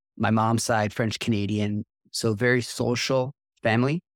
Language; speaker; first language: English; native; English